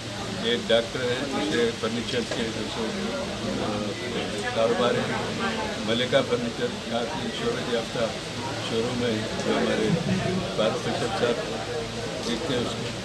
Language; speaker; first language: Urdu; native; Urdu